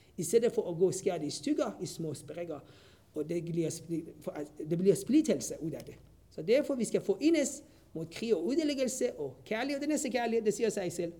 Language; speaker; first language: Danish; non-native, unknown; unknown